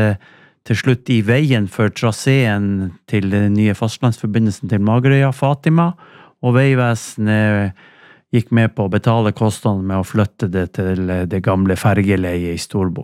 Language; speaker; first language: Norwegian; native; Norwegian